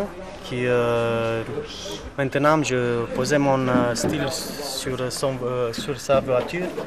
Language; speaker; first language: French; non-native, learner; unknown